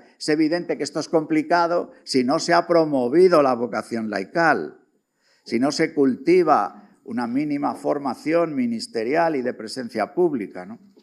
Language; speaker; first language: Spanish; native; Spanish